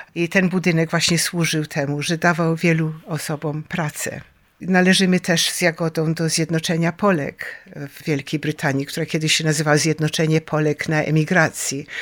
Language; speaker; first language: Polish; early bilingual, heritage; Polish